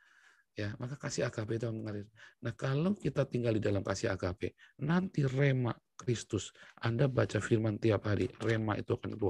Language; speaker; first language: Indonesian; native; Indonesian